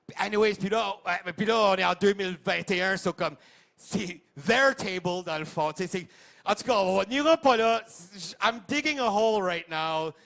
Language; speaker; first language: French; non-native, local second language; English